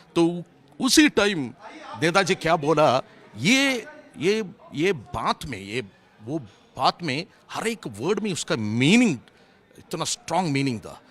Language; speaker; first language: Hindi; non-native, local second language; Malayalam